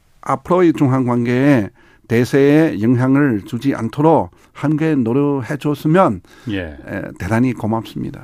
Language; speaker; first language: Korean; non-native, fluent; Chinese